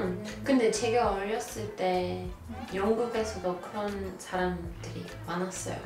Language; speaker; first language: Korean; non-native, fluent; English